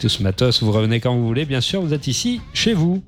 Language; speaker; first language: French; native; French